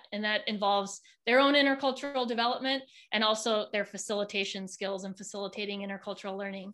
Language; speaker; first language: English; native; English